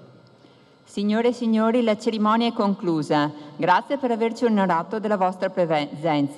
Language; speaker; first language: Italian; native; Italian